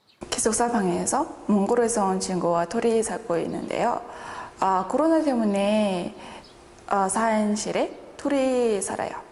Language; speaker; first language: Korean; non-native, fluent; Mongolian